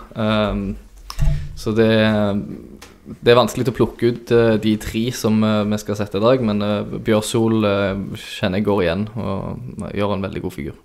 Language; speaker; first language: Norwegian; native; Norwegian